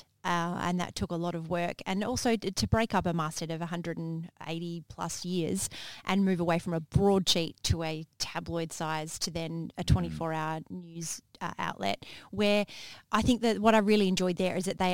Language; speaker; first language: English; native; English